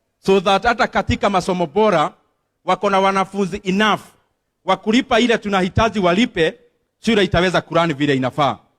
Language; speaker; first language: Swahili; non-native, local second language; Kikuyu